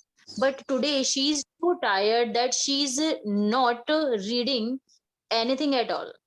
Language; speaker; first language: English; non-native, learner; Hindi